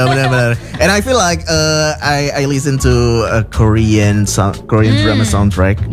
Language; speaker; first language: English; non-native, fluent; Indonesian